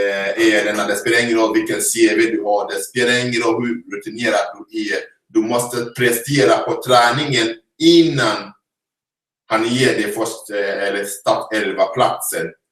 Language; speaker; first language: Swedish; non-native, fluent; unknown